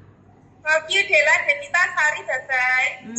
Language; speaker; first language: Cantonese; non-native, learner; Indonesian